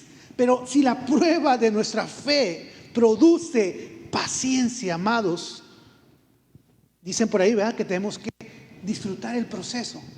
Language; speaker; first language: Spanish; native; Spanish